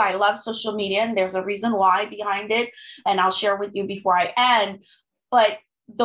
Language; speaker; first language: English; non-native, fluent; French